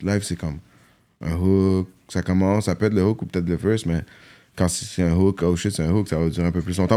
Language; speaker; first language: French; native; French